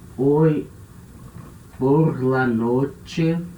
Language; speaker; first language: Spanish; non-native, fluent; Portuguese